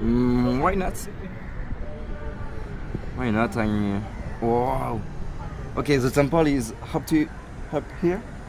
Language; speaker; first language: English; non-native, learner; French